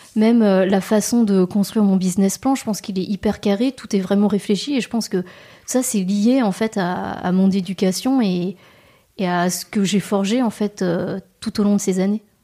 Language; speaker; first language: French; native; French